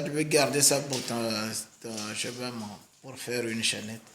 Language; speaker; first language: French; native; French